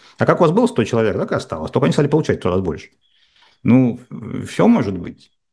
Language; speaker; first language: Russian; native; Russian